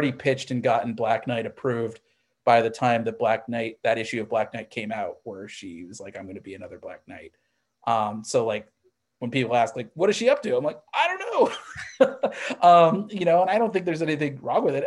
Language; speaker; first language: English; native; English